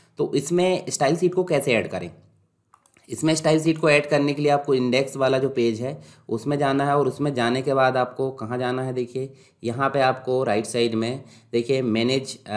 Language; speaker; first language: Hindi; native; Hindi